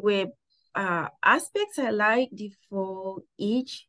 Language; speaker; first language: English; non-native, local second language; Shona